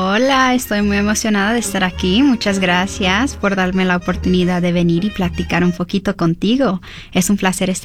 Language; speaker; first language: Spanish; early bilingual, heritage; Spanish